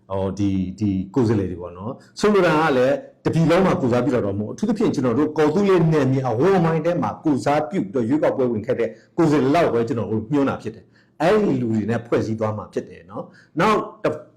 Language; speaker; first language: Burmese; non-native, local second language; S'gaw Karen